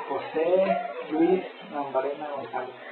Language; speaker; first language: Spanish; native; Spanish